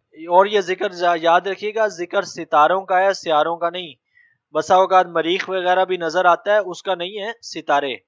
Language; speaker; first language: Urdu; native; Urdu